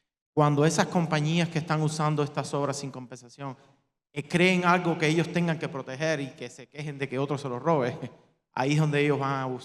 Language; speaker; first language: Spanish; native; Spanish